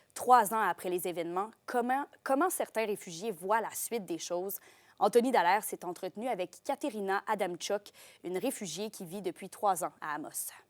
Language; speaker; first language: French; native; French